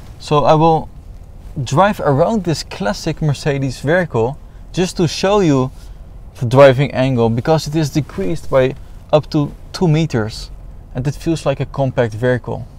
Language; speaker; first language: English; non-native, fluent; Dutch